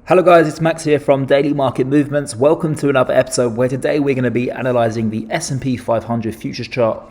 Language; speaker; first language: English; native; English